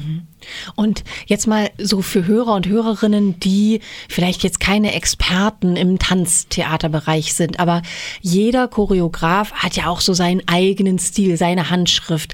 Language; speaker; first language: German; native; German